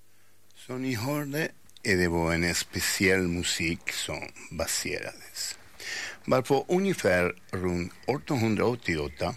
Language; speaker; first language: Swedish; non-native, learner; Spanish